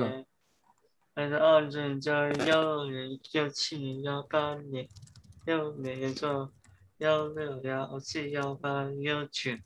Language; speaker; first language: Chinese; early bilingual, heritage; Chinese